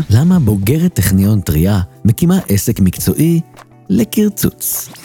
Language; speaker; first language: Hebrew; native; Hebrew